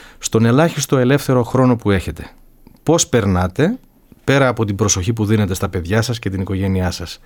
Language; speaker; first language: Greek; early bilingual, heritage; Greek